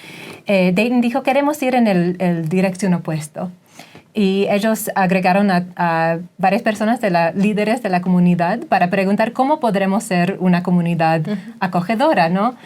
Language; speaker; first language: Spanish; non-native, fluent; English